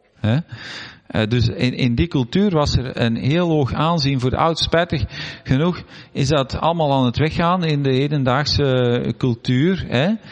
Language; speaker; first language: Dutch; native; Dutch